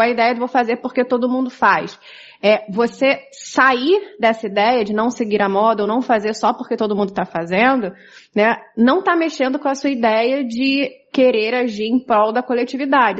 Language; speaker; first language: Portuguese; native; Portuguese